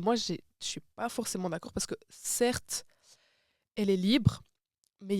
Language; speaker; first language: French; native; French